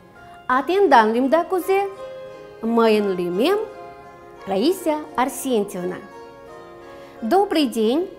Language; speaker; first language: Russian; non-native, local second language; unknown